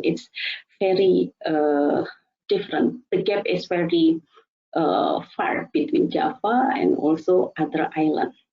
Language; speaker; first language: English; non-native, fluent; Indonesian